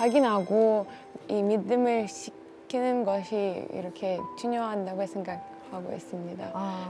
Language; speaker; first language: Korean; non-native, fluent; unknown